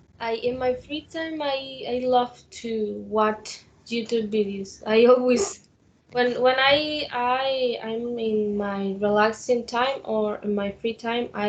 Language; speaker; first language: English; non-native, learner; Spanish